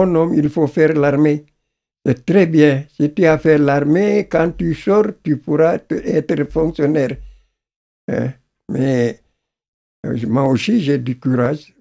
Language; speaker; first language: French; non-native, local second language; Wolof